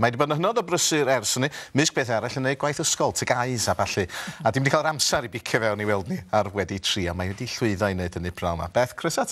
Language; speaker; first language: Welsh; native; Welsh